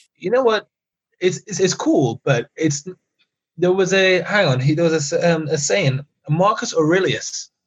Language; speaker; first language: English; early bilingual, other home language; Persian